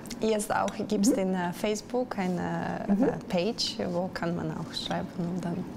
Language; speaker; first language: German; non-native, learner; Russian